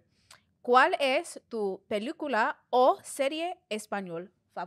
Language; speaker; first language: Spanish; non-native, learner; English